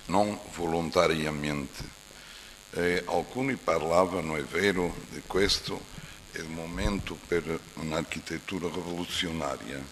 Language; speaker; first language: Italian; non-native, fluent; Portuguese